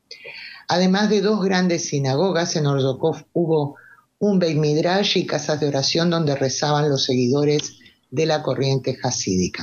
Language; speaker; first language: Spanish; native; Spanish